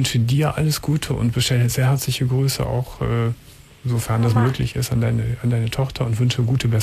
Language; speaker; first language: German; native; German